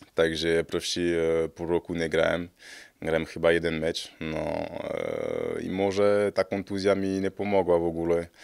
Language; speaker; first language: Polish; non-native, fluent; French